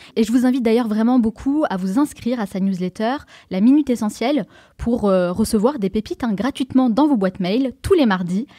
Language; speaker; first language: French; native; French